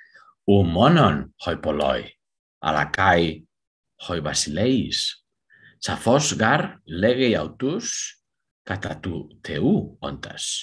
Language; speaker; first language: Greek; non-native, fluent; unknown